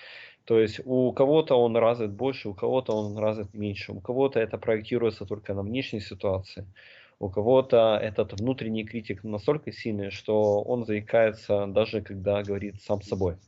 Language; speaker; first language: Russian; native; Russian